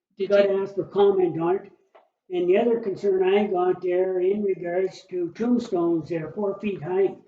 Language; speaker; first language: English; native; English